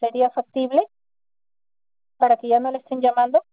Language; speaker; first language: Spanish; native; Spanish